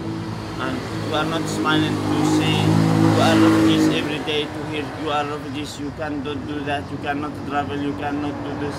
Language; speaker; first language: English; non-native, learner; Arabic